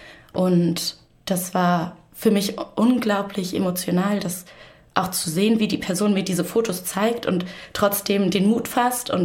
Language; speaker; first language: German; native; German